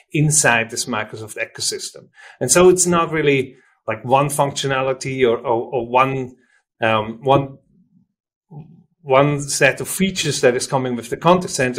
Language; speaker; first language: English; non-native, fluent; German